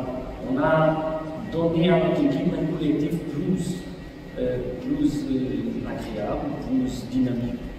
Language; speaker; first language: French; non-native, fluent; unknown